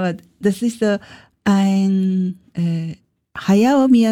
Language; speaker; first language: German; non-native, learner; Japanese